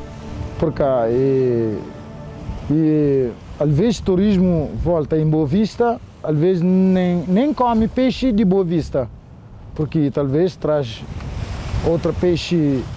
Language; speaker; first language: Portuguese; non-native, local second language; Kabuverdianu